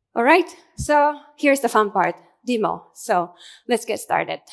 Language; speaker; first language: English; non-native, fluent; Japanese